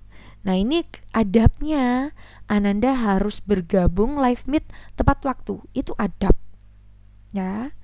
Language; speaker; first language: Indonesian; native; Indonesian